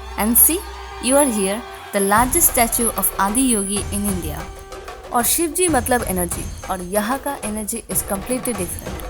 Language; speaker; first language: Hindi; non-native, local second language; Bangla